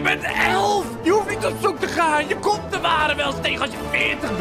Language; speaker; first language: Dutch; native; Dutch